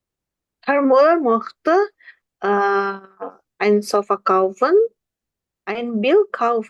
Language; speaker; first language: German; non-native, learner; Indonesian